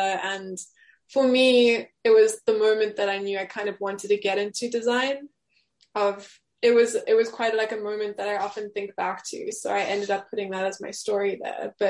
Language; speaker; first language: English; native; English